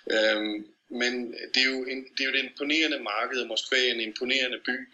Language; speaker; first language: Danish; native; Danish